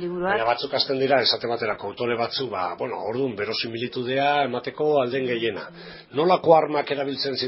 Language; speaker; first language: Basque; native; Basque